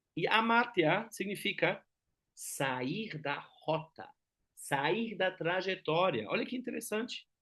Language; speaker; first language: Portuguese; non-native, fluent; German